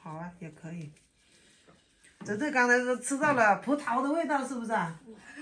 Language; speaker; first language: Chinese; native; Chinese